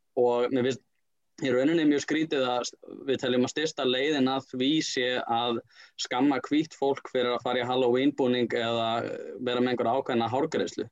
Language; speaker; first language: Icelandic; native; Icelandic